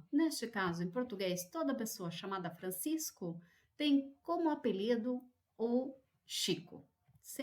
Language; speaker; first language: Portuguese; non-native, fluent; Spanish